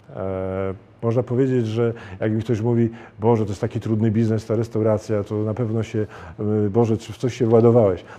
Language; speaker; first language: Polish; native; Polish